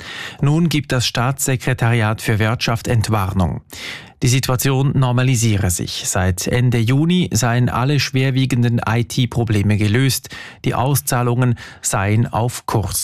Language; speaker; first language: German; native; German